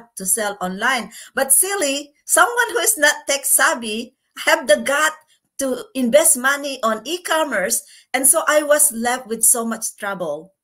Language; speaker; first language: English; non-native, local second language; Filipino